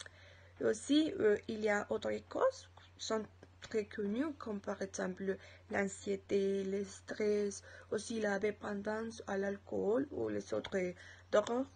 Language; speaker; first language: French; non-native, learner; Spanish